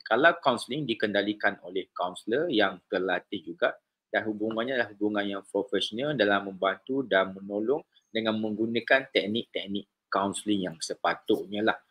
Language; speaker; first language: Malay; native; Malay